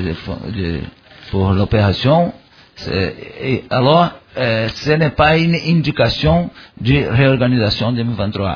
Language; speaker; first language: French; non-native, learner; Portuguese